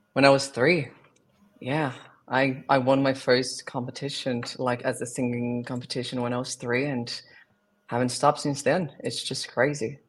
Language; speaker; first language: English; non-native, fluent; Portuguese